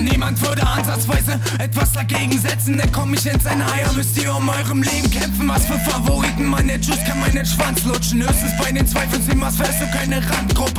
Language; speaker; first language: German; native; German